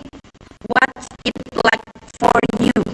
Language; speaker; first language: English; non-native, learner; Indonesian